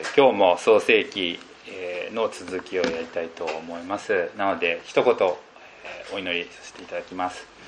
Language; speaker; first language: Japanese; non-native, fluent; Filipino